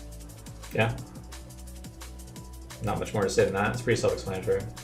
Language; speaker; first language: English; native; English